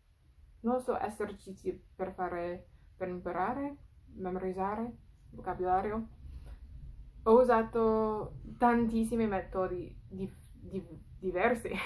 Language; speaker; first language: Italian; non-native, fluent; English